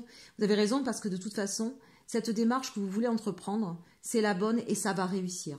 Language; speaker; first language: French; native; French